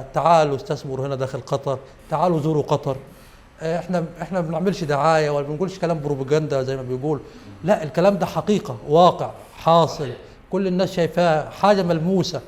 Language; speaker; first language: Arabic; native; Arabic